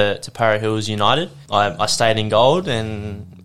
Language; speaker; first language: English; native; English